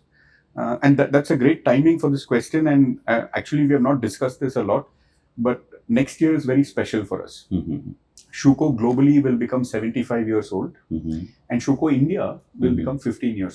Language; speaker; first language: English; non-native, local second language; Hindi